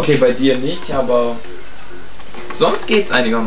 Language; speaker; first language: German; early bilingual, other home language; Turkish